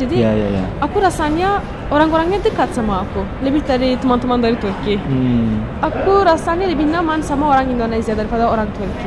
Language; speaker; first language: Indonesian; non-native, fluent; Turkish